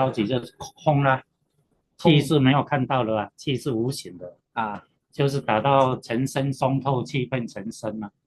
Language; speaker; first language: Chinese; native; Chinese